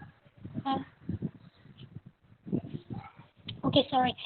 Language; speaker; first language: English; non-native, learner; Vietnamese